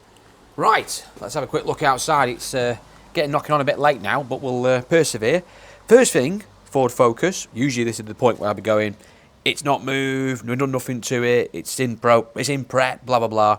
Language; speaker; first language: English; native; English